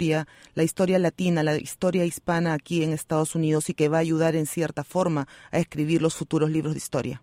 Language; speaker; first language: Spanish; native; Spanish